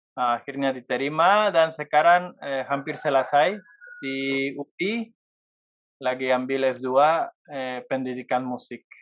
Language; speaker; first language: Indonesian; non-native, fluent; Spanish